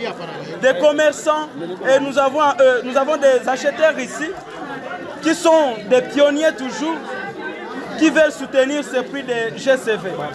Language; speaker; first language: French; non-native, local second language; Swahili